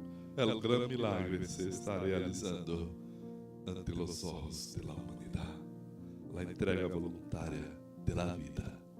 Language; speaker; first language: Spanish; non-native, fluent; Portuguese